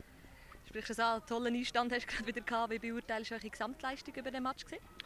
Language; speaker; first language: German; native; German